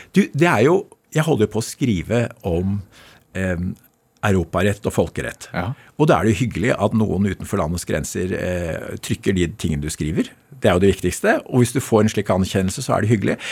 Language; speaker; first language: Norwegian; native; Norwegian